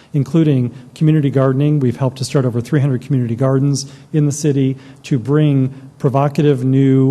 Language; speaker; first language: English; native; English